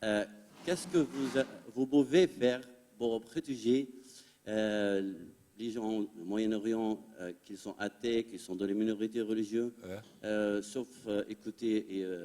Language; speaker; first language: French; non-native, fluent; Arabic